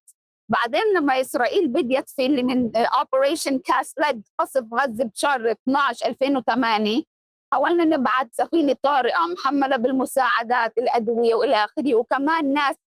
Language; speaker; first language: Arabic; early bilingual, heritage; Arabic